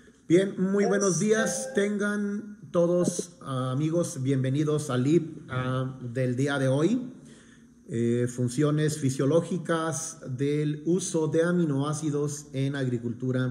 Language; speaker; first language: Spanish; native; Spanish